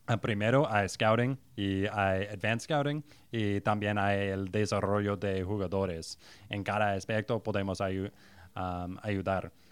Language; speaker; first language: Spanish; non-native, learner; English